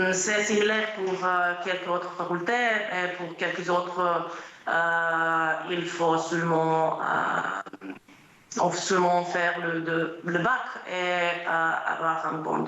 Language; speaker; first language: French; non-native, fluent; Croatian